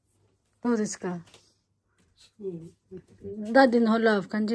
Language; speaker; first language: Japanese; non-native, fluent; Filipino